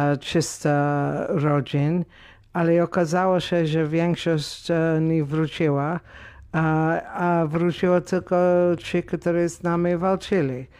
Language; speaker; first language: Polish; non-native, fluent; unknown